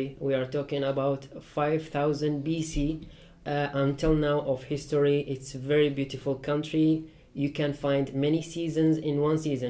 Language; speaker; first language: English; non-native, fluent; Persian